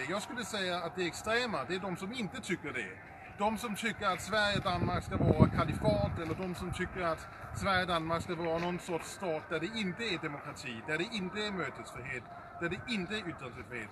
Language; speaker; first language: Swedish; early bilingual, heritage; Danish